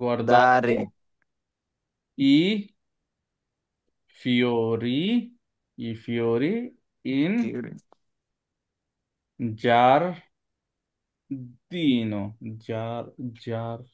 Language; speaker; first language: Italian; non-native, learner; Bangla